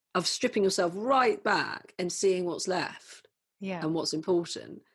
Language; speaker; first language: English; native; English